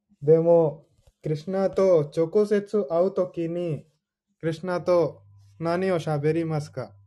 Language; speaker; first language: Japanese; non-native, fluent; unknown